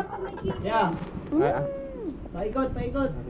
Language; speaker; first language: English; non-native, local second language; Filipino